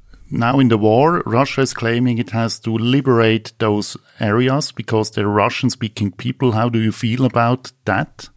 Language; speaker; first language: English; non-native, fluent; German